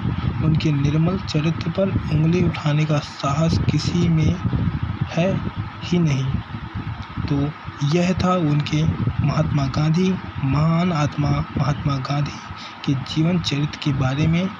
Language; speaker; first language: Hindi; native; Hindi